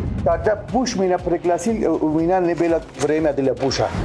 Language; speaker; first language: Russian; non-native, learner; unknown